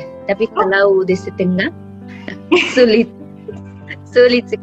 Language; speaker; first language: Indonesian; non-native, fluent; Arabic